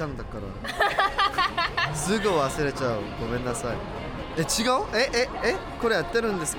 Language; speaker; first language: Japanese; non-native, learner; Korean